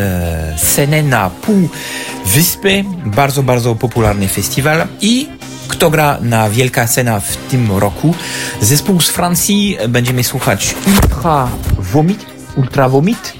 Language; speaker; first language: Polish; non-native, fluent; French